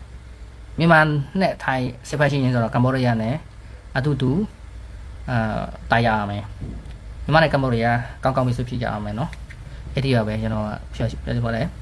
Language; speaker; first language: Burmese; non-native, learner; Khmer